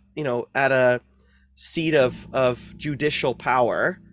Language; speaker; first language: English; native; English